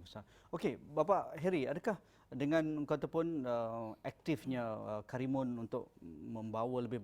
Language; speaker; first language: Malay; native; Malay